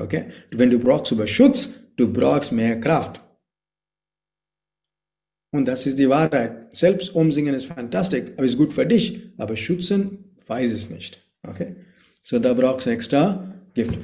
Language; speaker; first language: German; non-native, fluent; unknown